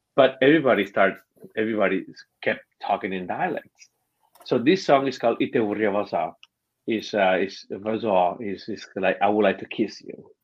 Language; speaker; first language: English; non-native, fluent; Spanish